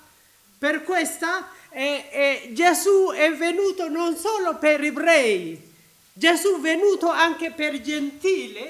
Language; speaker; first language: Italian; non-native, learner; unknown